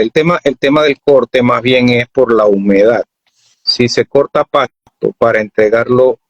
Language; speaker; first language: Spanish; native; Spanish